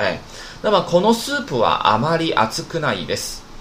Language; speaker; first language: Japanese; non-native, fluent; Chinese